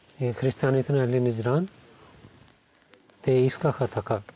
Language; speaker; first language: Bulgarian; non-native, learner; Urdu